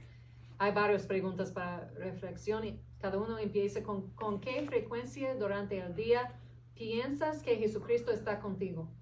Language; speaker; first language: Spanish; non-native, fluent; English